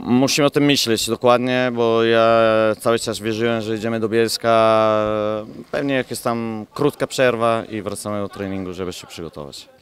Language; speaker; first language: Polish; non-native, learner; Italian